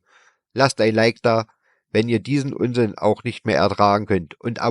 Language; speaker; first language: German; native; German